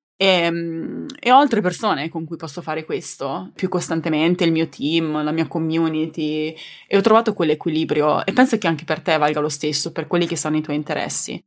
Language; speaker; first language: Italian; native; Italian